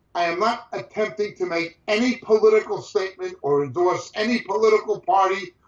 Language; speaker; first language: English; native; English